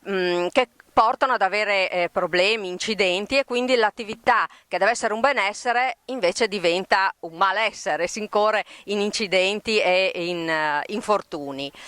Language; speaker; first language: Italian; native; Italian